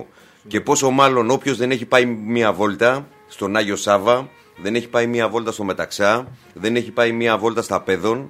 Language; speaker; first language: Greek; native; Greek